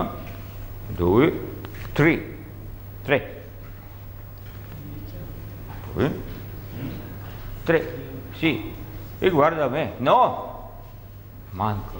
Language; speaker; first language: Italian; non-native, learner; Russian